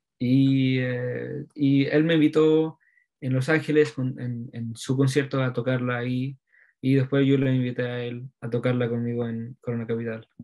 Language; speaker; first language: Spanish; early bilingual, heritage; Norwegian